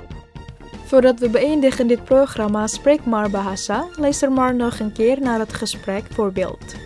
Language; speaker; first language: Dutch; non-native, learner; Indonesian